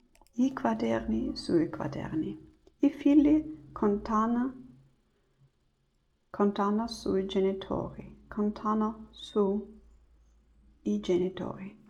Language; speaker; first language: Italian; non-native, learner; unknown